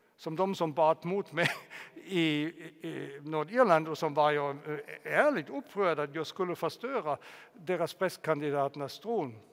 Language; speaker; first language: Swedish; non-native, fluent; German